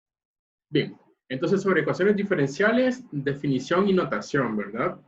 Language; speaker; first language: Spanish; native; Spanish